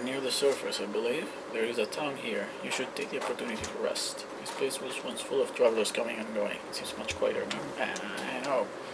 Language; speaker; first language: English; non-native, fluent; Italian